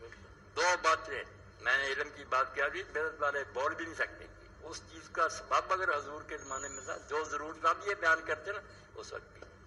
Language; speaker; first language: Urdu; non-native, local second language; Punjabi